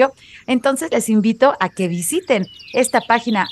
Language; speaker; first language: Spanish; native; Spanish